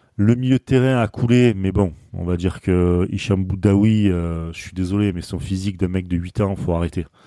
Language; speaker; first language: French; native; French